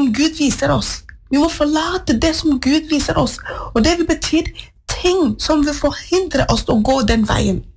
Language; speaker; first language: Norwegian; non-native, fluent; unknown